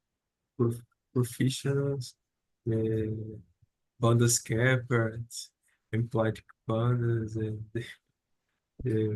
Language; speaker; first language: English; non-native, learner; Portuguese